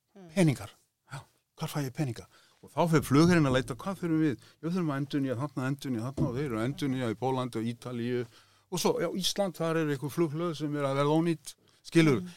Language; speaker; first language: Icelandic; native; Icelandic